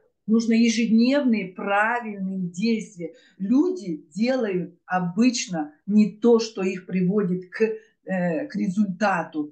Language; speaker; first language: Russian; native; Russian